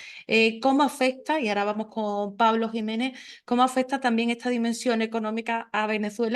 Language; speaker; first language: Spanish; native; Spanish